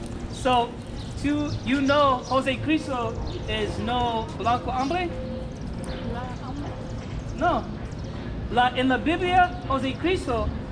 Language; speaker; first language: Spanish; non-native, learner; English